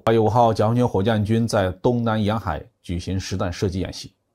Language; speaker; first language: Chinese; native; Chinese